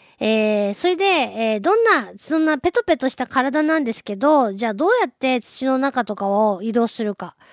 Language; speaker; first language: Japanese; native; Japanese